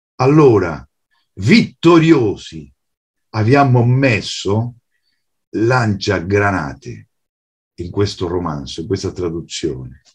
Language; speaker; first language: Italian; non-native, fluent; Spanish